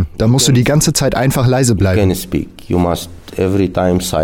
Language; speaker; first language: German; non-native, learner; Arabic